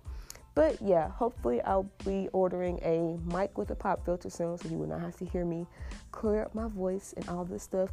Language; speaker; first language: English; native; English